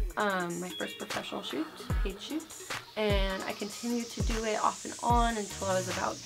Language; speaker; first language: English; native; English